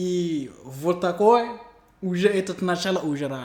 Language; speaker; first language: Russian; non-native, learner; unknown